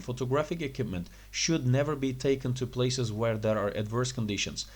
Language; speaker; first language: English; non-native, fluent; Turkish